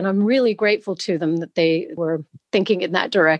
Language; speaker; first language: English; native; English